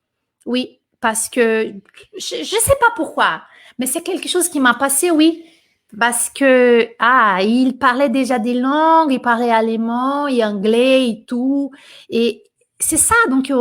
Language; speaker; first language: French; non-native, fluent; Portuguese